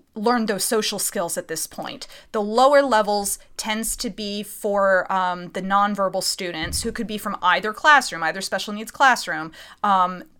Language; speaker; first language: English; native; English